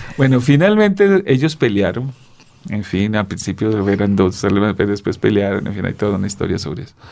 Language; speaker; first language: Spanish; native; Spanish